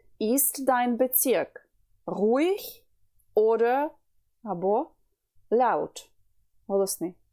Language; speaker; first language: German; non-native, fluent; Ukrainian